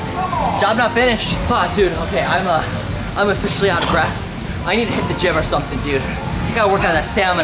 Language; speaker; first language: English; native; English